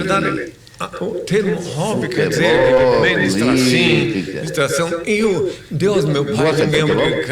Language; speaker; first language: Portuguese; native; Portuguese